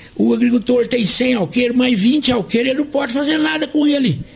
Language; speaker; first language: Portuguese; native; Portuguese